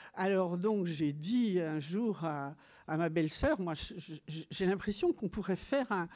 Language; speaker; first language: French; native; French